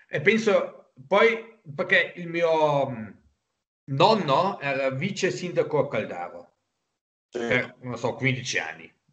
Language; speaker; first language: Italian; non-native, local second language; German